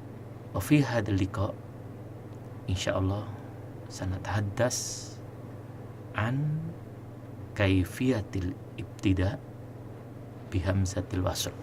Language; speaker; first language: Arabic; non-native, fluent; Indonesian